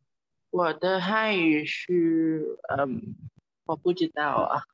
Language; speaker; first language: Chinese; non-native, learner; Thai